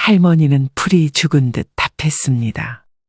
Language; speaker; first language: Korean; native; Korean